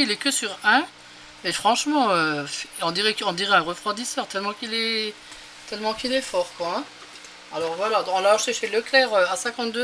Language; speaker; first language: French; native; French